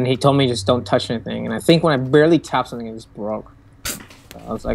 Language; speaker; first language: English; native; English